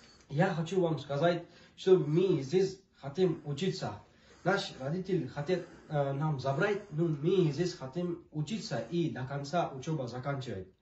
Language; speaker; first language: Russian; non-native, learner; Urdu